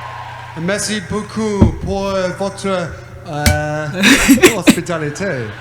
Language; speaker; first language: French; non-native, learner; English